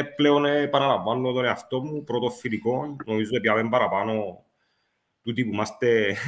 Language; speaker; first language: Greek; native; Greek